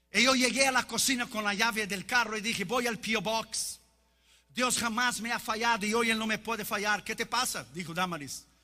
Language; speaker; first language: Spanish; non-native, fluent; Portuguese